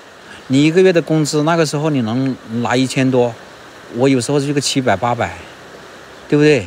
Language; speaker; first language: Chinese; native; Chinese